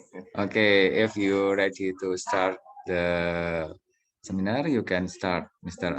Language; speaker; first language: English; non-native, learner; Indonesian